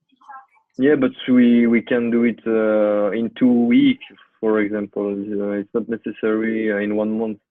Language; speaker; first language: English; non-native, learner; French